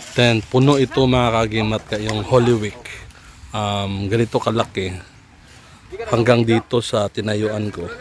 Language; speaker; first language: Filipino; non-native, local second language; Cebuano